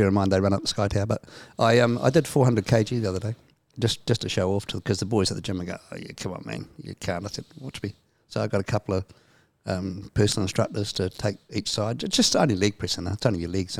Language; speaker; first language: English; native; English